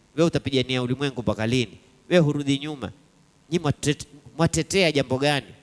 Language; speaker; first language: Swahili; native; Swahili